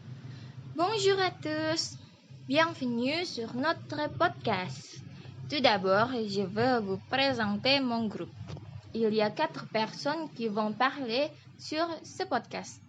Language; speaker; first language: French; non-native, learner; Indonesian